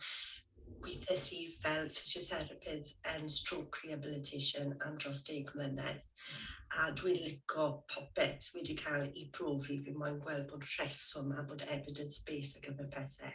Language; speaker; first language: Welsh; native; Welsh